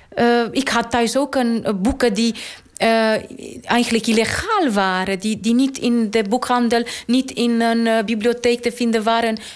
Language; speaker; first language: Dutch; non-native, fluent; Romanian